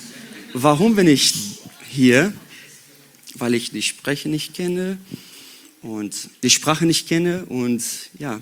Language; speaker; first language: German; non-native, learner; Portuguese